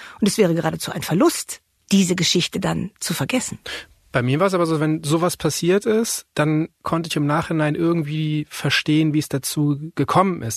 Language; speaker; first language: German; native; German